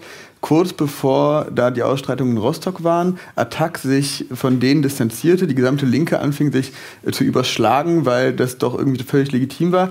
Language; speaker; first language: German; native; German